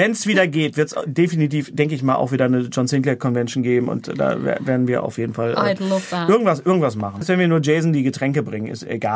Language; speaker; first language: German; native; German